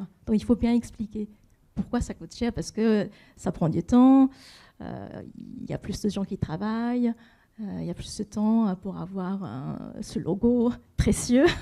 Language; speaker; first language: French; non-native, fluent; Japanese